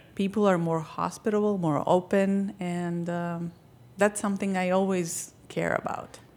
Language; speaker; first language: English; non-native, fluent; Greek